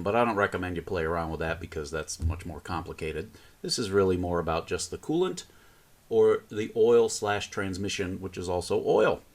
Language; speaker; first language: English; native; English